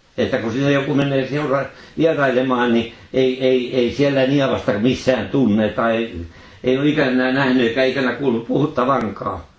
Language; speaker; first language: Finnish; native; Finnish